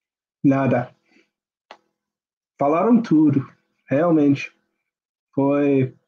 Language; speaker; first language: Portuguese; non-native, fluent; English